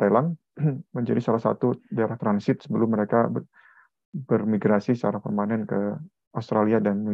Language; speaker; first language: Indonesian; native; Indonesian